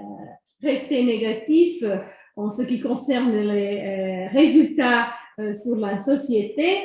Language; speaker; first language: French; non-native, fluent; Croatian